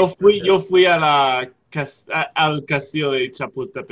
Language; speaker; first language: Spanish; non-native, learner; English